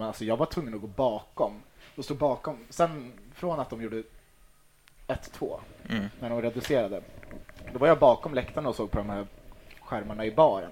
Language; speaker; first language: Swedish; native; Swedish